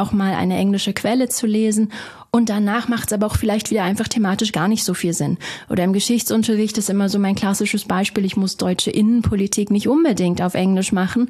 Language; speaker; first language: German; native; German